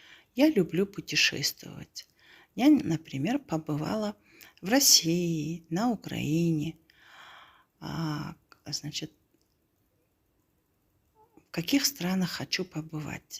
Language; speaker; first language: Russian; non-native, local second language; Kazakh